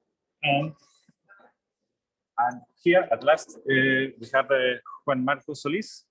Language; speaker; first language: English; non-native, learner; Spanish